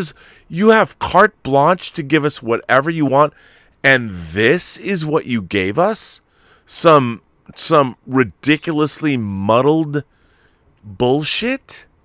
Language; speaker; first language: English; native; English